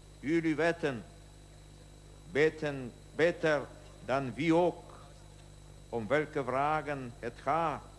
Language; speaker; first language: Dutch; non-native, learner; Polish